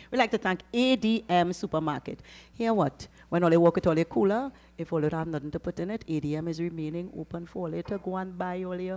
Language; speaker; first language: English; native; English